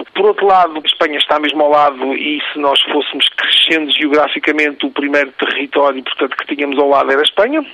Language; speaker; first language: Portuguese; native; Portuguese